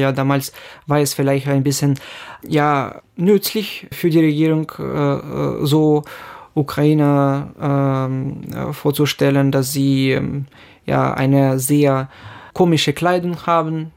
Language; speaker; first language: German; non-native, fluent; Ukrainian